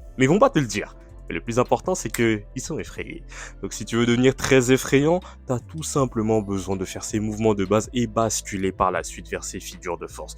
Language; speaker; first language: French; native; French